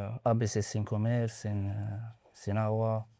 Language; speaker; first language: Spanish; non-native, learner; Arabic